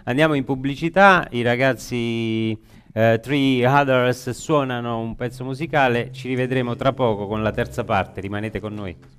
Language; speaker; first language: Italian; native; Italian